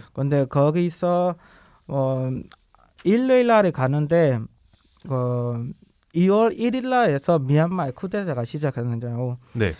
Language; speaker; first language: Korean; non-native, learner; Burmese